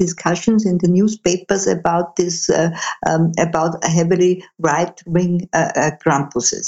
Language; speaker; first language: English; non-native, fluent; German